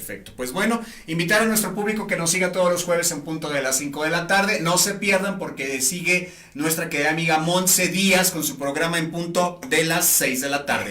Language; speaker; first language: Spanish; native; Spanish